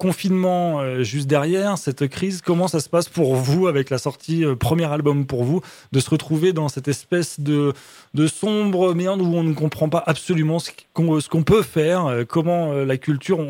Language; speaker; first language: French; native; French